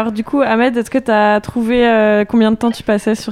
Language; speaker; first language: French; native; French